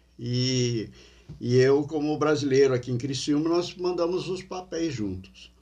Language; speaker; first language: Portuguese; native; Portuguese